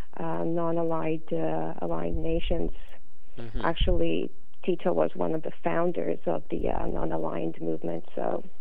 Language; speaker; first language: English; non-native, fluent; Serbian